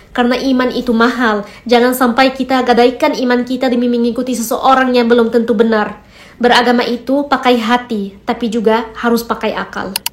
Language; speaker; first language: Indonesian; non-native, fluent; Arabic